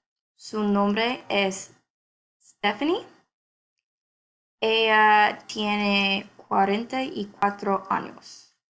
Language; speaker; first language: Spanish; non-native, learner; English